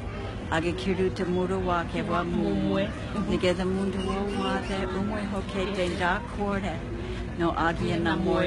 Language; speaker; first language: Kikuyu; non-native, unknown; English